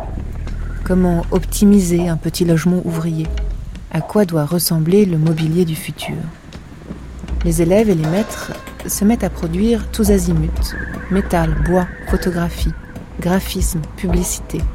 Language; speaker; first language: French; native; French